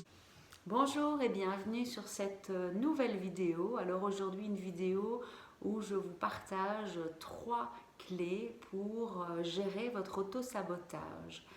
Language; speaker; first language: French; native; French